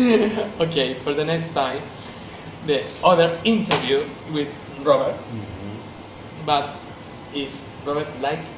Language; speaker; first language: English; non-native, learner; Spanish